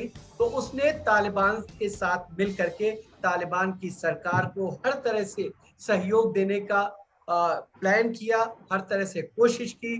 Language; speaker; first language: Hindi; native; Hindi